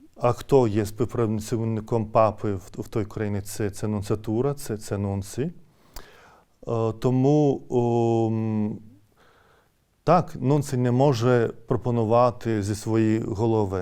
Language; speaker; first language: Ukrainian; non-native, fluent; Lithuanian